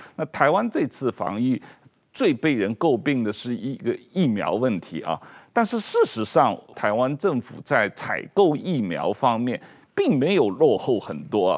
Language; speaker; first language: Chinese; native; Chinese